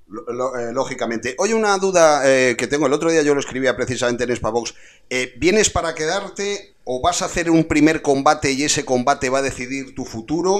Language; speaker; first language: Spanish; native; Spanish